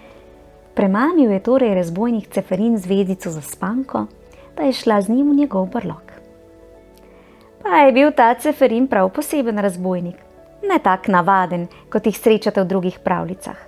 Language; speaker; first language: Slovenian; native; Slovenian